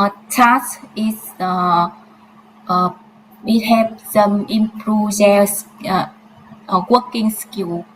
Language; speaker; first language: English; non-native, learner; Vietnamese